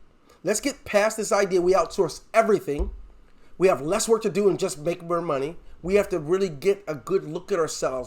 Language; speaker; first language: English; native; English